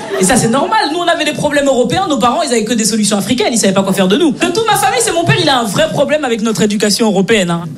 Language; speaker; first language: French; native; French